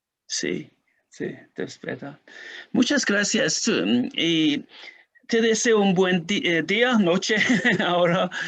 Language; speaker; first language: Spanish; non-native, learner; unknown